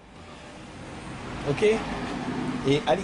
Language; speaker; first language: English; non-native, learner; French